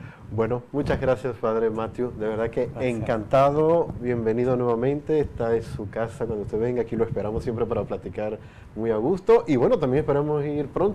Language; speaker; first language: Spanish; native; Spanish